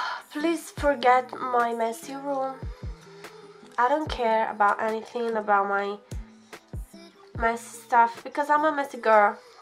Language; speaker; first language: English; non-native, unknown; Italian